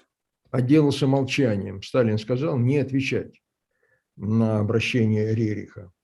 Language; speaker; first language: Russian; native; Russian